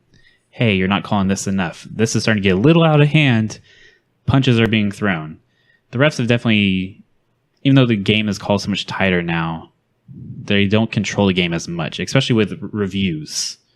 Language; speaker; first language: English; native; English